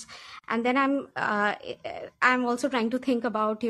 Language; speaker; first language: English; non-native, local second language; Bangla